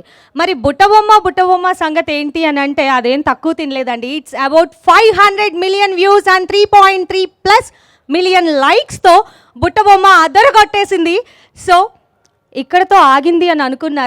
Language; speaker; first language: Telugu; native; Telugu